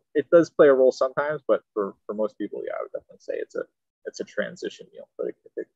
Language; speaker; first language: English; native; English